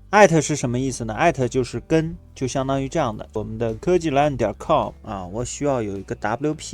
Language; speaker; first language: Chinese; native; Chinese